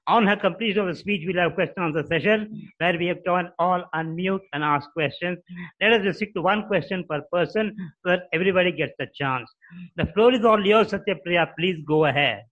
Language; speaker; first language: English; non-native, local second language; Tamil